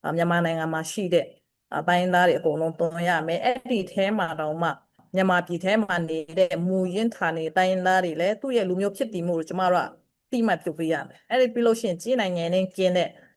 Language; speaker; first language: Burmese; non-native, local second language; Kikuyu